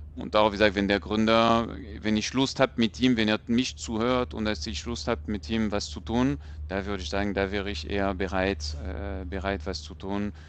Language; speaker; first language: German; non-native, fluent; French